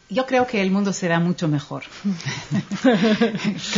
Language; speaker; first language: Spanish; non-native, fluent; Hebrew